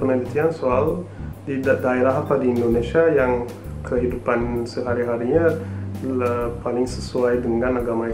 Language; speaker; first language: Indonesian; non-native, fluent; Turkish